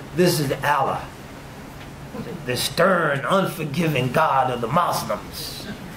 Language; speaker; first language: English; native; English